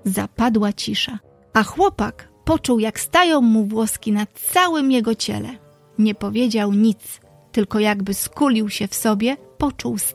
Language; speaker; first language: Polish; native; Polish